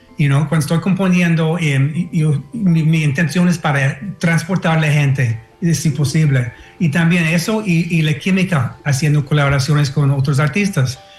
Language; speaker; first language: Spanish; non-native, fluent; English